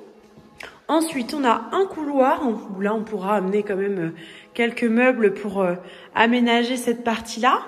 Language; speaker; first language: French; native; French